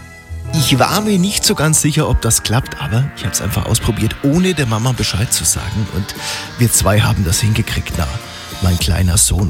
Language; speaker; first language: German; native; German